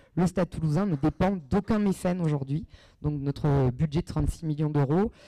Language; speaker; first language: French; native; French